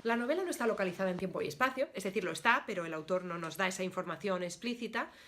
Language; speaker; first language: Spanish; native; Spanish